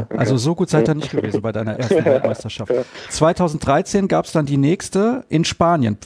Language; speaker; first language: German; native; German